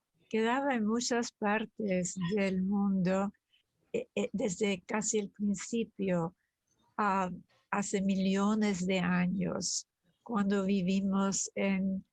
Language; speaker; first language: Spanish; early bilingual, other home language; German